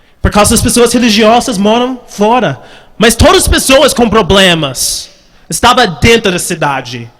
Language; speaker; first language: Portuguese; non-native, fluent; English